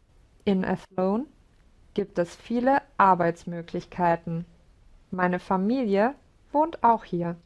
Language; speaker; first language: German; non-native, learner; English